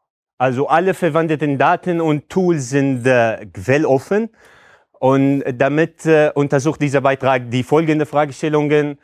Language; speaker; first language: German; non-native, fluent; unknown